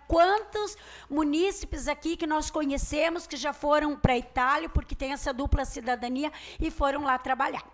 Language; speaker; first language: Portuguese; native; Portuguese